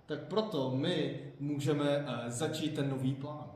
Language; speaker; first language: Czech; non-native, fluent; Korean